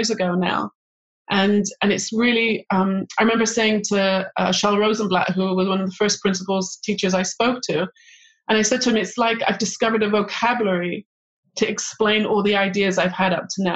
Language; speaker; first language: English; native; English